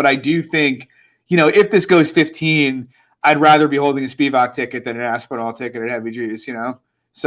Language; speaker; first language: English; native; English